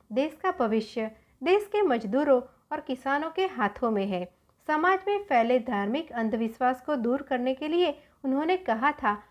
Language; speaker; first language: Hindi; non-native, local second language; Gujarati